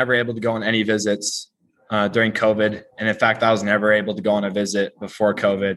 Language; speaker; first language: English; native; English